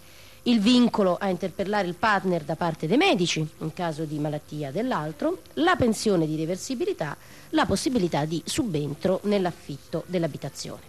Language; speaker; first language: Italian; native; Italian